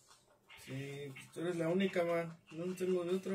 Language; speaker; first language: Spanish; native; Spanish